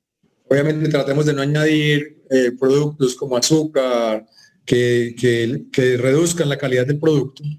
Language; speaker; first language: Spanish; native; Spanish